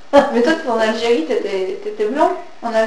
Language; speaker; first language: French; native; French